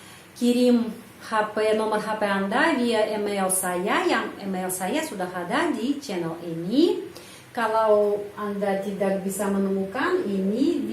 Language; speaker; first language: Indonesian; non-native, fluent; Russian